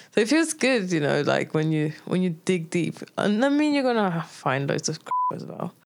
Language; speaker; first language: English; non-native, fluent; Spanish